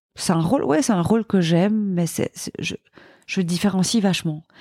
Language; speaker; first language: French; native; French